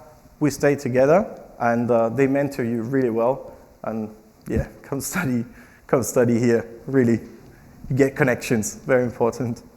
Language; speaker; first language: English; non-native, fluent; French